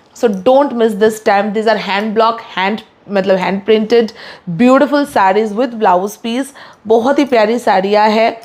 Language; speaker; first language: Hindi; non-native, local second language; Bangla